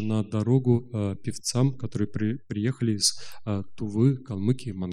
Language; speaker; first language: Russian; native; Russian